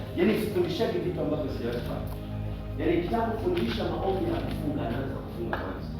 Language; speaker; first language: Swahili; native; Swahili